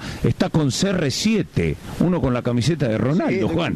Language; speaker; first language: Spanish; native; Spanish